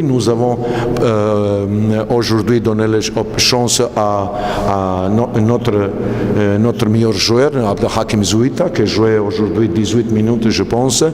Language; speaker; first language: French; non-native, learner; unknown